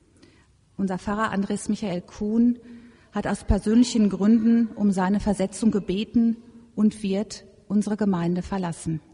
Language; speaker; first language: German; native; German